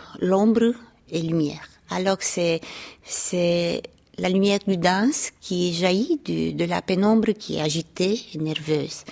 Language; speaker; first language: French; non-native, fluent; Romanian